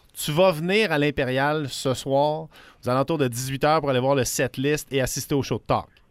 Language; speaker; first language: French; native; French